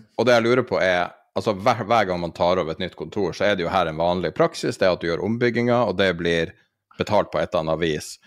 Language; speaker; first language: Norwegian; native; Norwegian